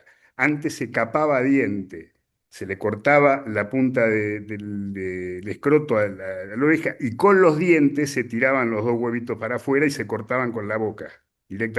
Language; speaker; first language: Spanish; native; Spanish